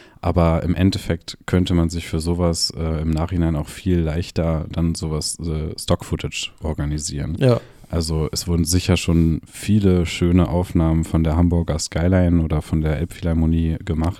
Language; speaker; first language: German; native; German